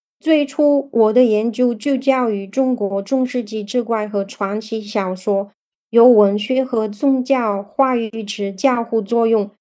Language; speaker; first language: Chinese; non-native, fluent; Bulgarian